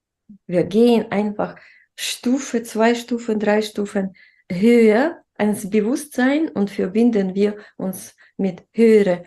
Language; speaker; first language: German; non-native, fluent; Russian